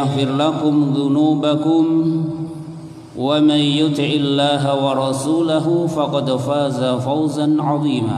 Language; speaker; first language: Arabic; non-native, fluent; Indonesian